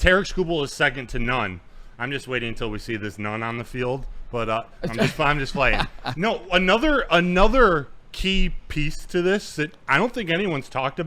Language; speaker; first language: English; native; English